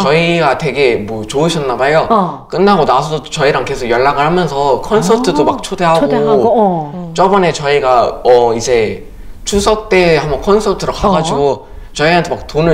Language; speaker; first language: Korean; early bilingual, other home language; English